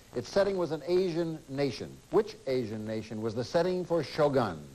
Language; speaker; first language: English; native; English